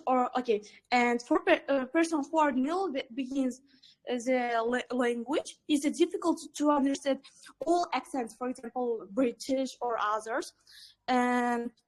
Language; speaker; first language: English; non-native, learner; Uzbek